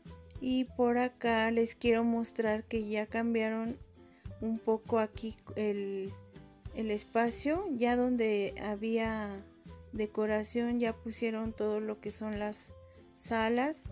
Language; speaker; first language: Spanish; native; Spanish